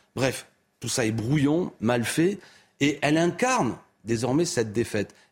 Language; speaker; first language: French; native; French